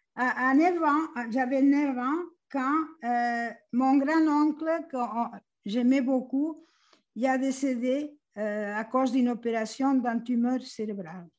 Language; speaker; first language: French; non-native, fluent; Spanish